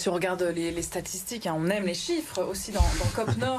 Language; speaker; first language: French; native; French